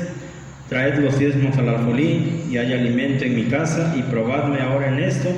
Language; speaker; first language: Spanish; native; Spanish